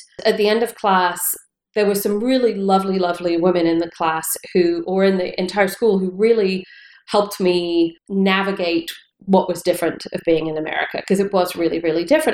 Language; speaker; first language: English; native; English